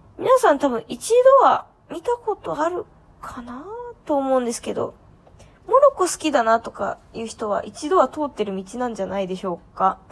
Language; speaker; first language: Japanese; native; Japanese